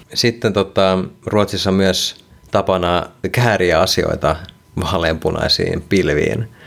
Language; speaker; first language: Finnish; non-native, local second language; Swedish